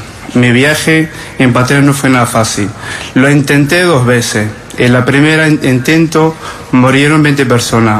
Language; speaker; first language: Spanish; non-native, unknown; Arabic